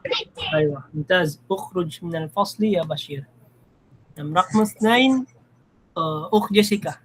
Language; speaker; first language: Arabic; non-native, fluent; Filipino